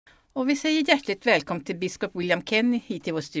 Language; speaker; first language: Swedish; native; Swedish